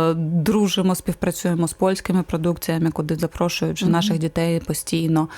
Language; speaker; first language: Ukrainian; native; Ukrainian